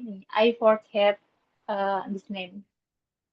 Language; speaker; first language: English; non-native, learner; Indonesian